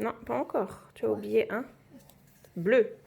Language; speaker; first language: French; native; French